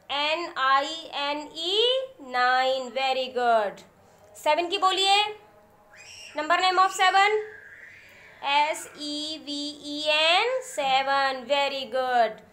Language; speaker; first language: Hindi; native; Hindi